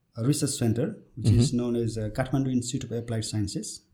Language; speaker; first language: English; non-native, local second language; Nepali